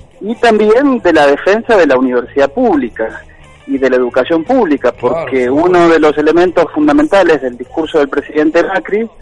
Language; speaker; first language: Spanish; native; Spanish